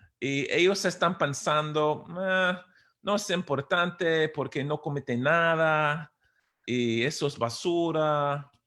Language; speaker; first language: Spanish; non-native, fluent; English